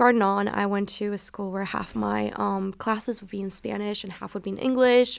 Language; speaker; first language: English; non-native, fluent; Spanish